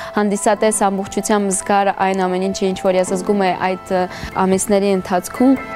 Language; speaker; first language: Armenian; early bilingual, heritage; Armenian